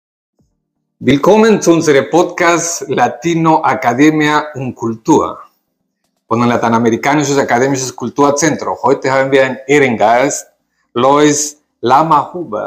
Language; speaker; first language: German; non-native, fluent; Spanish